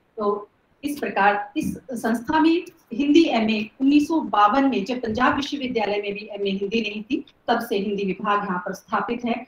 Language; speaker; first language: Hindi; native; Hindi